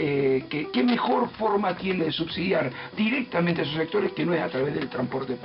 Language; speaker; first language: Spanish; native; Spanish